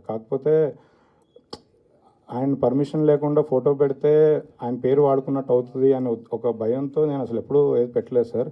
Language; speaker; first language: Telugu; native; Telugu